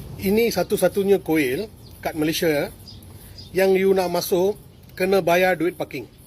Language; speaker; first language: Malay; non-native, local second language; Tamil